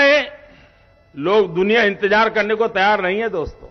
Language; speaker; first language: Hindi; non-native, local second language; Gujarati